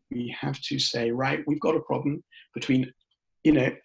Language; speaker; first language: English; native; English